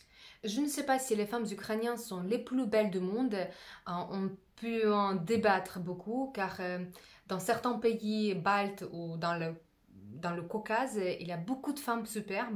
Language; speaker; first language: French; non-native, fluent; Russian